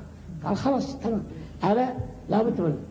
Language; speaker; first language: Arabic; native; Arabic